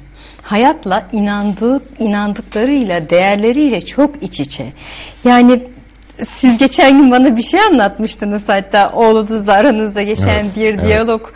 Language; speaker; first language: Turkish; native; Turkish